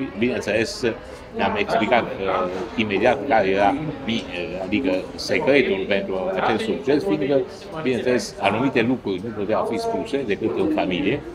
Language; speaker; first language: Romanian; non-native, fluent; Italian